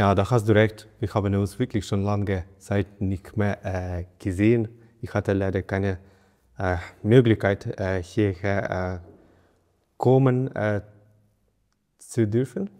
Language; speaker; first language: German; non-native, fluent; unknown